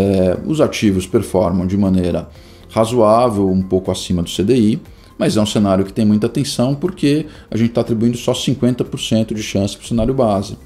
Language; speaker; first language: Portuguese; native; Portuguese